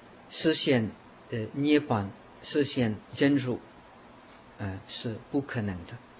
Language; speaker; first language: Chinese; non-native, fluent; Czech